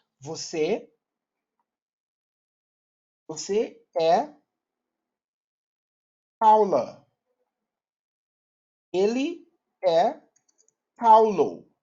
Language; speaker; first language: Portuguese; non-native, learner; Yoruba